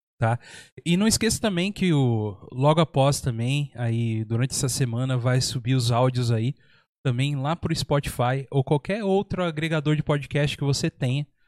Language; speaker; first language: Portuguese; native; Portuguese